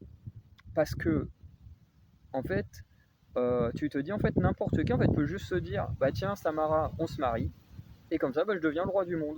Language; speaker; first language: French; native; French